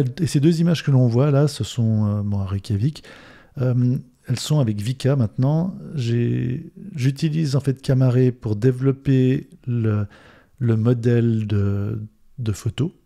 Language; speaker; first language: French; native; French